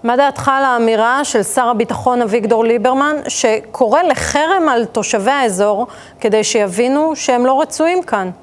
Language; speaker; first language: Hebrew; native; Hebrew